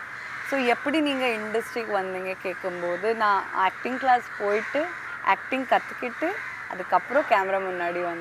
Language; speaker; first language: Tamil; non-native, fluent; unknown